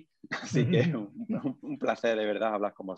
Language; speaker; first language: Spanish; native; Spanish